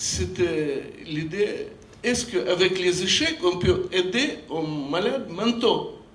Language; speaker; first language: French; non-native, fluent; Russian